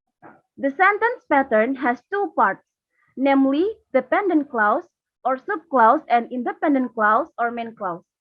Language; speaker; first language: English; non-native, learner; Indonesian